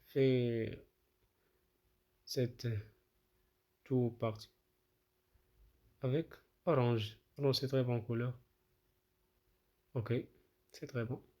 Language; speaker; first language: French; non-native, local second language; Arabic